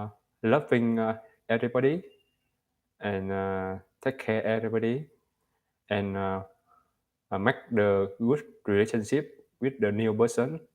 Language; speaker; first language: English; non-native, learner; Vietnamese